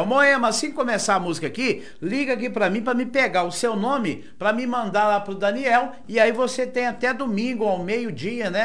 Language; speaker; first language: Portuguese; native; Portuguese